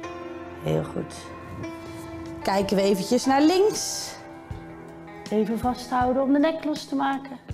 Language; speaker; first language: Dutch; native; Dutch